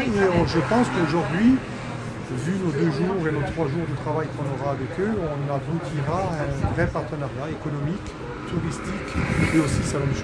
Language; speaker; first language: French; native; French